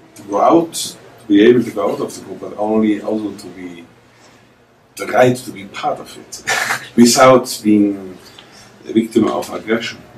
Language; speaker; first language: English; non-native, fluent; German